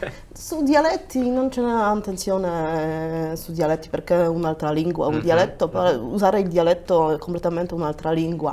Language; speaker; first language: Italian; non-native, fluent; Polish